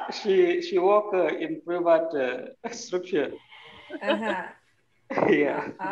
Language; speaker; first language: English; non-native, learner; French